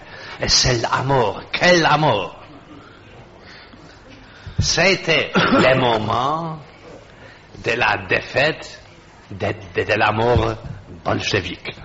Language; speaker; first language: French; non-native, fluent; Polish